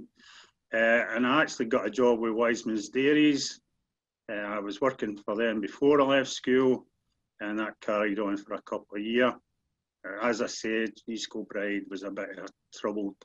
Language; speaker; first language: English; native; English